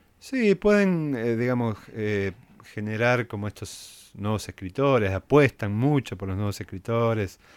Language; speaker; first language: Spanish; native; Spanish